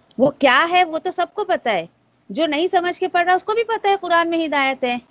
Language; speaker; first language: Urdu; native; Urdu